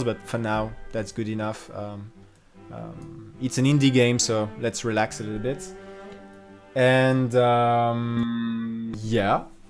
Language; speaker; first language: English; non-native, fluent; French